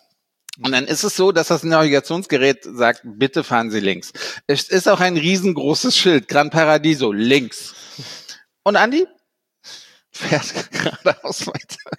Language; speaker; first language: German; native; German